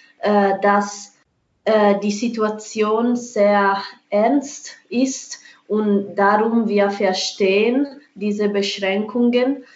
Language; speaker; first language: German; non-native, fluent; Italian